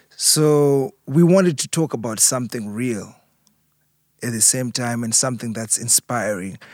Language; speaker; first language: English; non-native, local second language; Shona